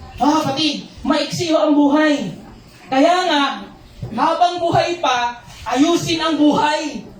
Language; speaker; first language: Filipino; non-native, local second language; Cebuano